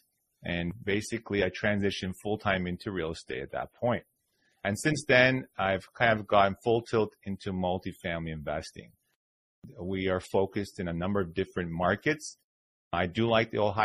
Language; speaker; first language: English; native; English